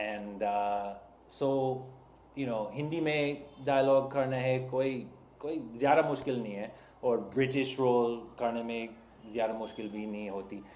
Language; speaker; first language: Hindi; non-native, learner; English